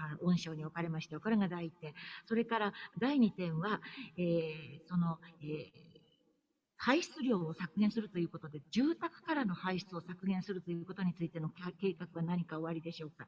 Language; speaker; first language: Japanese; native; Japanese